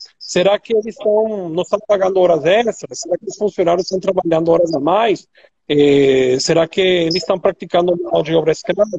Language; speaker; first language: Portuguese; non-native, fluent; Spanish